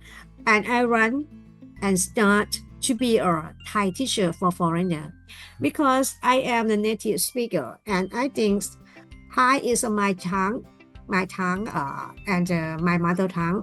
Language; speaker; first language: English; non-native, learner; Thai